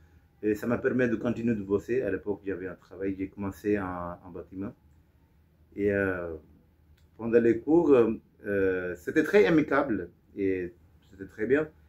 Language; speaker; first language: French; non-native, fluent; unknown